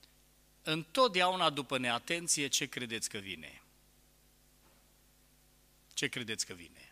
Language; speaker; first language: Romanian; native; Romanian